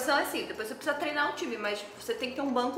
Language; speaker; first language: Portuguese; native; Portuguese